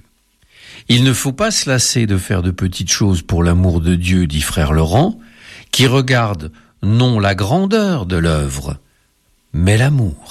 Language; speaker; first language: French; native; French